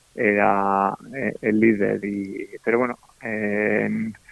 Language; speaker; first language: Spanish; native; Spanish